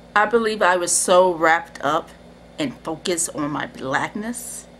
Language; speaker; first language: English; native; English